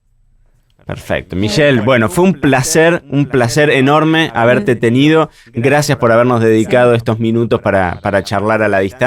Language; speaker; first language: Spanish; native; Spanish